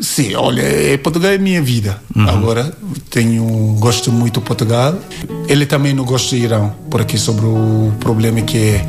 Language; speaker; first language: Portuguese; non-native, learner; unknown